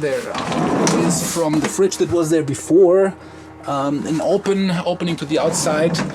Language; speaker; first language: English; non-native, fluent; German